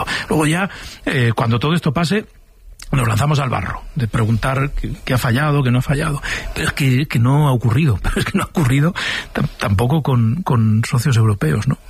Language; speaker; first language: Spanish; native; Spanish